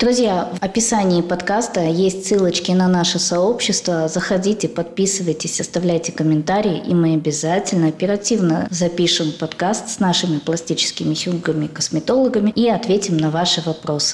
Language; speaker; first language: Russian; native; Russian